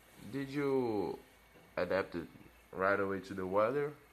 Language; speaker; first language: English; non-native, learner; Portuguese